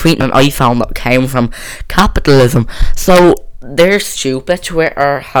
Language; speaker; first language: English; native; English